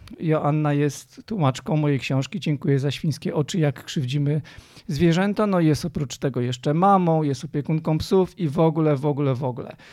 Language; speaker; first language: Polish; native; Polish